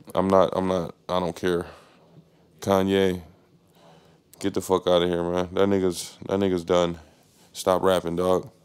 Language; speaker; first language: English; native; English